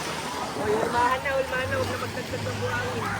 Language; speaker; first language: Filipino; native; Filipino